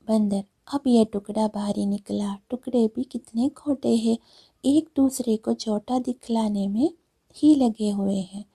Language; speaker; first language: Hindi; non-native, local second language; Malayalam